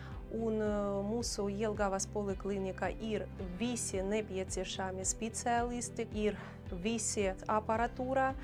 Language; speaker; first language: Latvian; non-native, learner; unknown